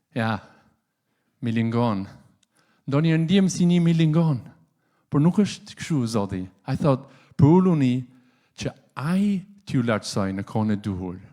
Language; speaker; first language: Albanian; non-native, fluent; English